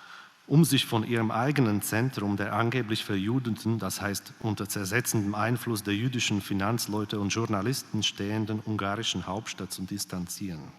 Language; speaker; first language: German; non-native, fluent; Slovak